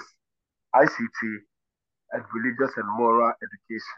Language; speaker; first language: English; non-native, local second language; Akan